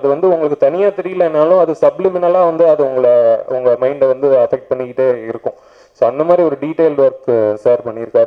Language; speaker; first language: Tamil; native; Tamil